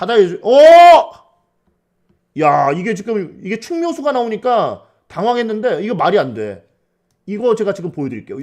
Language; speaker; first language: Korean; native; Korean